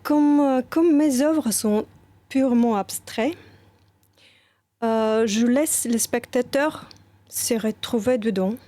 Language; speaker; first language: French; non-native, fluent; Bulgarian